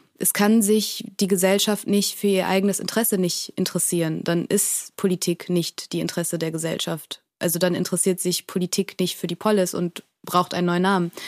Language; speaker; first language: German; early bilingual, other home language; Portuguese